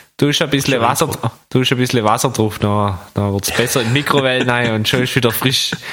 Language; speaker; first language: German; native; German